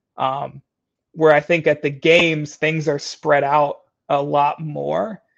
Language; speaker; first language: English; native; English